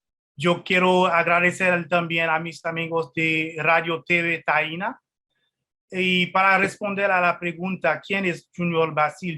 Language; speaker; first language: Spanish; non-native, fluent; Haitian Creole